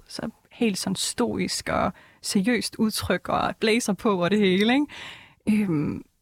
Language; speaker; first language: Danish; early bilingual, other home language; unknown